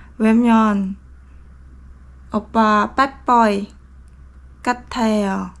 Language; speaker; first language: Korean; non-native, learner; Vietnamese